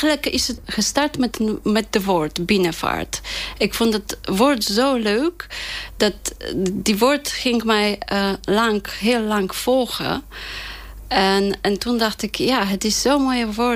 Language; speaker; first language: Dutch; non-native, fluent; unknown